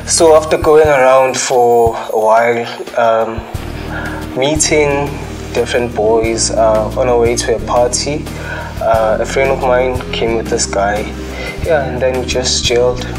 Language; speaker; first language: English; non-native, local second language; Zulu